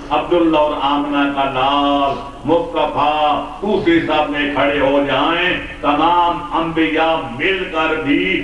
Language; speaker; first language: Urdu; non-native, local second language; Punjabi